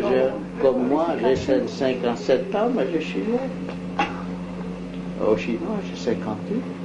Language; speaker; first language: French; non-native, local second language; Vietnamese